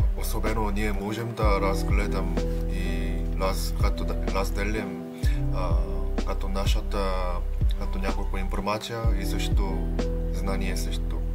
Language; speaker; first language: Bulgarian; non-native, learner; Korean